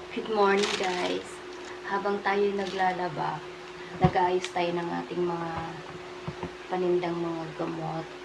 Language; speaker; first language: Filipino; non-native, local second language; Cebuano